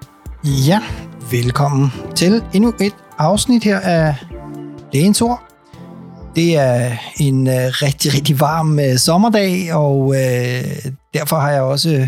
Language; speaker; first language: Danish; native; Danish